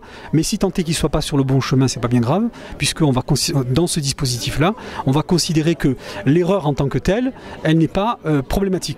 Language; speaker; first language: French; native; French